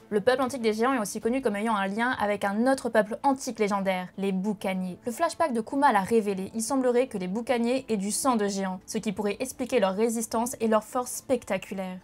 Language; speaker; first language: French; native; French